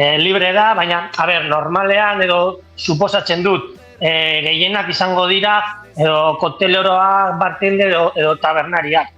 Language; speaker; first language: Basque; non-native, local second language; Spanish